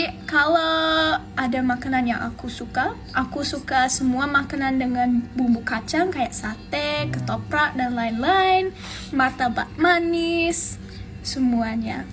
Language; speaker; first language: Indonesian; non-native, fluent; English